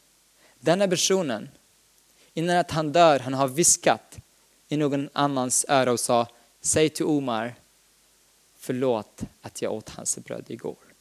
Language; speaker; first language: Swedish; non-native, fluent; Arabic